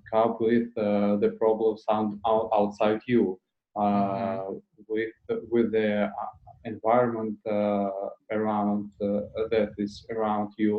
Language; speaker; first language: English; non-native, learner; Russian